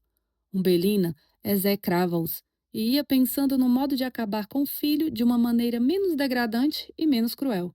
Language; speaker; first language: Portuguese; native; Portuguese